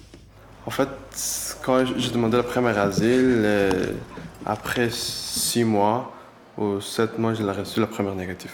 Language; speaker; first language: French; non-native, learner; Persian